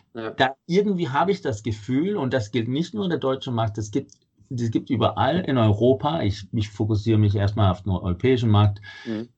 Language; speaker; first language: German; non-native, fluent; Danish